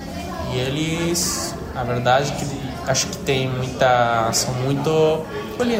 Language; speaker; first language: Portuguese; non-native, learner; Spanish